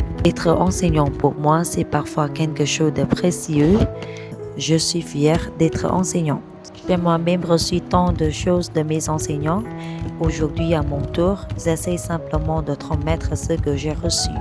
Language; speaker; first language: French; non-native, fluent; Vietnamese